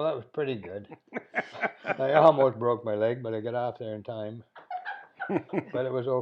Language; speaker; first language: English; native; English